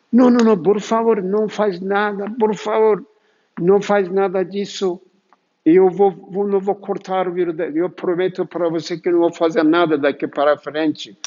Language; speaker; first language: Portuguese; non-native, fluent; Turkish